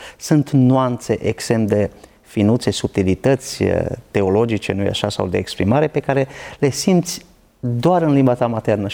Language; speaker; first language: Romanian; non-native, local second language; Hungarian